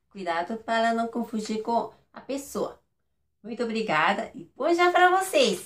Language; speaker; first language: Portuguese; non-native, fluent; Japanese